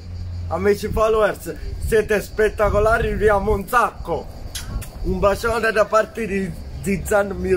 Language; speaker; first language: Italian; native; Italian